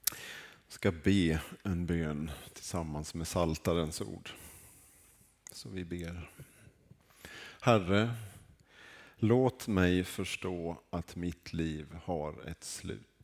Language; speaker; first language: Swedish; native; Swedish